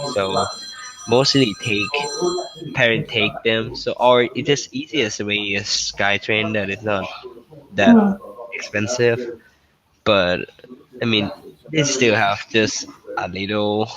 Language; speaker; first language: English; non-native, learner; Thai